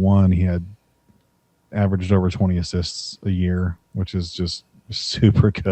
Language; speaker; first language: English; native; English